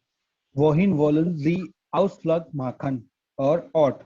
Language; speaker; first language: German; non-native, learner; Gujarati